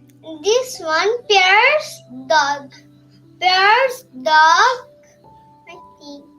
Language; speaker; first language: English; non-native, learner; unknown